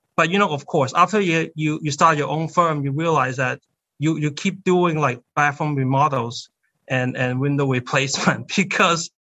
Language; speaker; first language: English; non-native, fluent; Cantonese